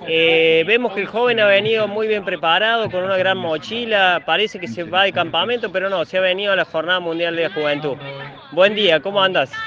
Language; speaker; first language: Spanish; native; Spanish